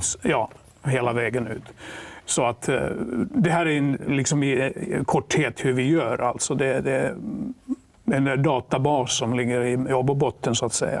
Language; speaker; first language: Swedish; non-native, local second language; Finnish